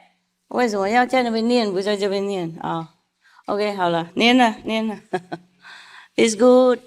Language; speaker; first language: Chinese; non-native, fluent; Vietnamese